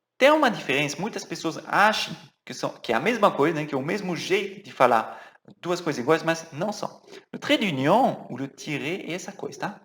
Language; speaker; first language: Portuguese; non-native, fluent; French